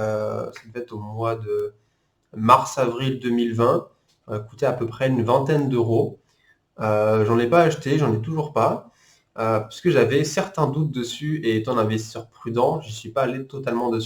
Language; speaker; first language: French; native; French